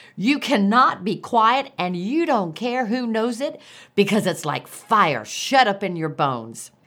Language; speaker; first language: English; native; English